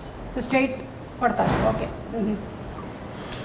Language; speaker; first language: Telugu; native; Telugu